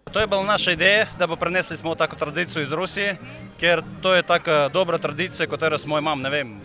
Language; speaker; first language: Slovenian; non-native, learner; Russian